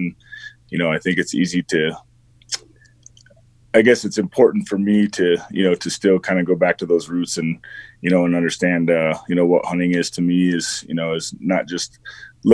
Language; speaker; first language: English; native; English